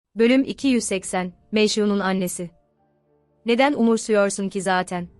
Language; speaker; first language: Turkish; native; Turkish